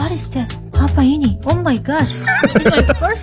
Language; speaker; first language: English; non-native, learner; Korean